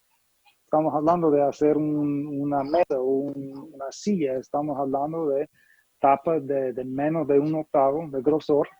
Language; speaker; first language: Spanish; non-native, fluent; English